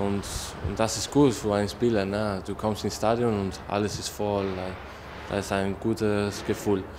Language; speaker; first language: German; non-native, learner; Spanish